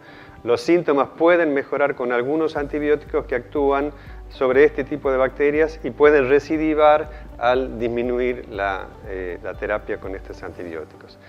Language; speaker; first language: Spanish; native; Spanish